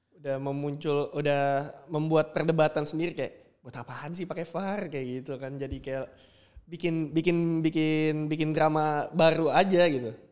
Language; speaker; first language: Indonesian; native; Indonesian